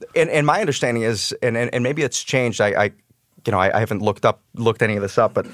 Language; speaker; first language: English; early bilingual, other home language; Russian